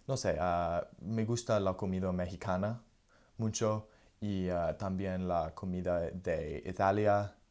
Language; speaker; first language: Spanish; non-native, learner; English